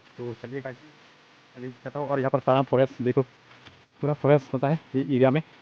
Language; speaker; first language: Hindi; non-native, local second language; Karbi